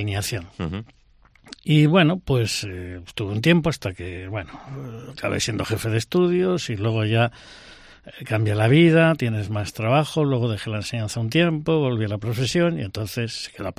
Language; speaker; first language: Spanish; native; Spanish